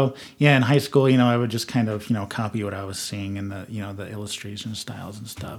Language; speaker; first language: English; native; English